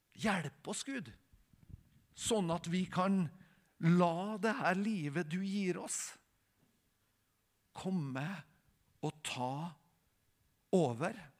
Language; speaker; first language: Norwegian; native; Norwegian